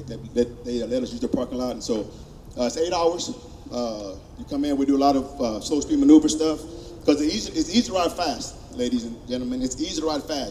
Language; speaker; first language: English; native; English